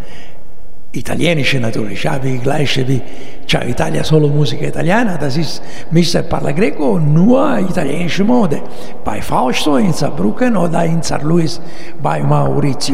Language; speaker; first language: German; non-native, learner; Italian